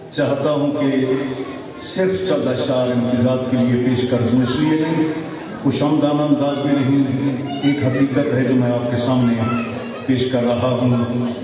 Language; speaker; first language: Urdu; non-native, local second language; Saraiki